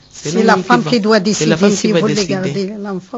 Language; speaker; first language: French; non-native, learner; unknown